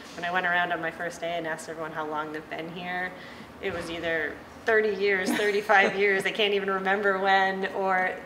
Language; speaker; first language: English; native; English